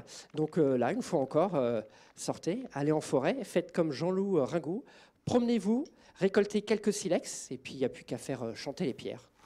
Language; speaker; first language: French; native; French